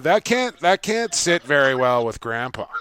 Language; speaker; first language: English; native; English